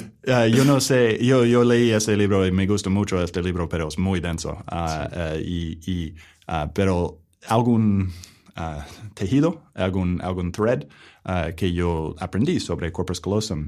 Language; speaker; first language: Spanish; non-native, learner; English